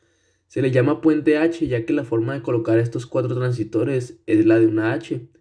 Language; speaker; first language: Spanish; native; Spanish